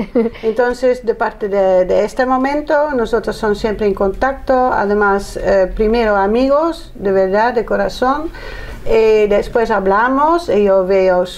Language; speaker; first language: Spanish; non-native, learner; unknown